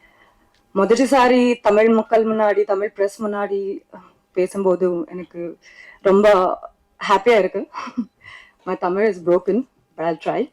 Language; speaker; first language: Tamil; non-native, learner; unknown